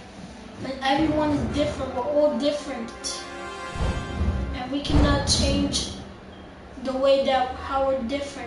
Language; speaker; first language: English; native; English